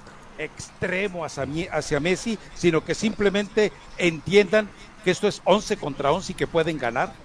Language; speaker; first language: Spanish; native; Spanish